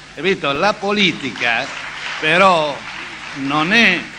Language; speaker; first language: Italian; native; Italian